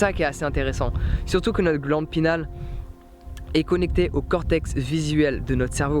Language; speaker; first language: French; native; French